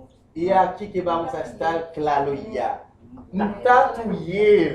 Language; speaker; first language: Spanish; non-native, fluent; Haitian Creole